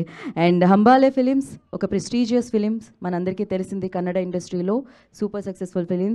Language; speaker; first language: Telugu; native; Telugu